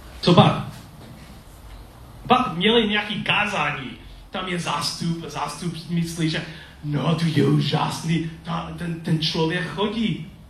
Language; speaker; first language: Czech; non-native, learner; English